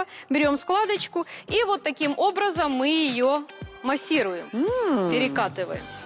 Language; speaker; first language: Russian; native; Russian